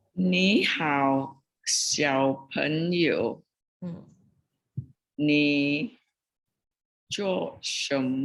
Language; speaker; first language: Chinese; non-native, learner; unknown